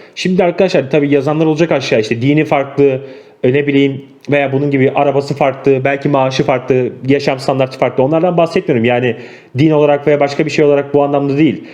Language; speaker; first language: Turkish; native; Turkish